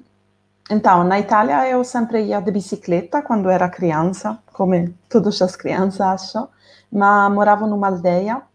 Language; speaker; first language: Portuguese; non-native, fluent; Italian